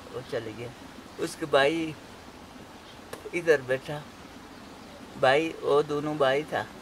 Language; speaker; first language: Hindi; non-native, local second language; Balti